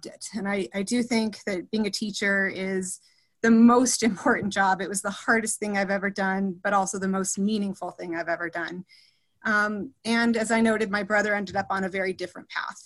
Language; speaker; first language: English; native; English